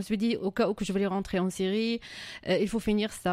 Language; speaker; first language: French; non-native, fluent; Arabic